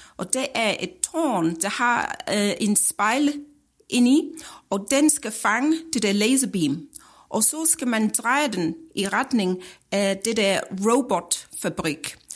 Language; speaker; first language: Danish; non-native, fluent; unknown